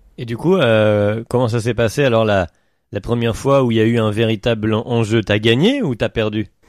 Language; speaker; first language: French; native; French